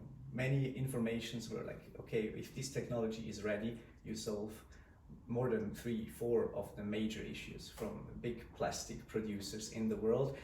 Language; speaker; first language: English; non-native, fluent; Swiss German